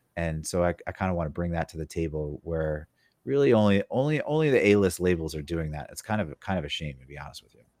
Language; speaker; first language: English; native; English